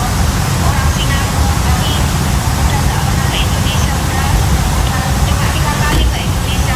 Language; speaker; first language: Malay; non-native, local second language; Javanese